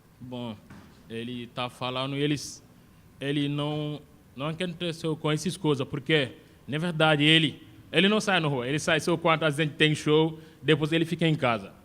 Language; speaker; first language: Portuguese; non-native, learner; Wolof